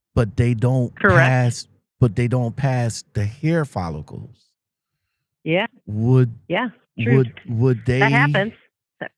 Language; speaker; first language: English; native; English